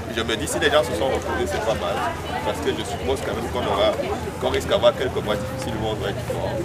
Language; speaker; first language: French; native; French